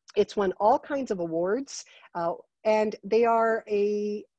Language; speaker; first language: English; native; English